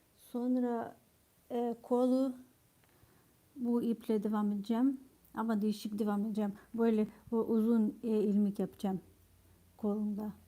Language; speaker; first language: Turkish; non-native, fluent; Ukrainian